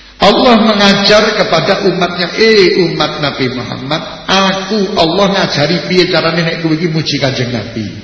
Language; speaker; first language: Indonesian; native; Indonesian